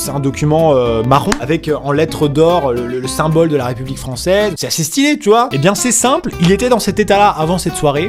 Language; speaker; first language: French; native; French